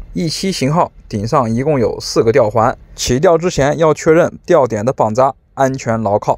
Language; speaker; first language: Chinese; native; Chinese